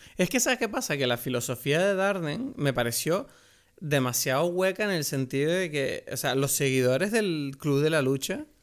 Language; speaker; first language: Spanish; native; Spanish